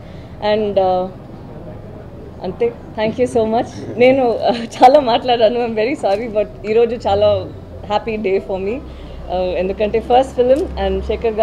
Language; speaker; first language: Telugu; non-native, learner; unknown